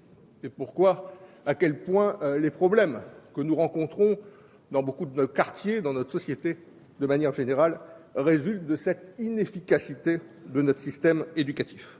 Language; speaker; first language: French; native; French